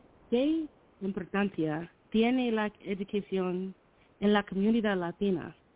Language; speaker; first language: Spanish; non-native, learner; English